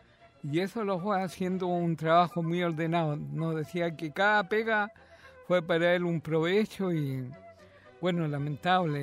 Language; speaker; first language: Spanish; native; Spanish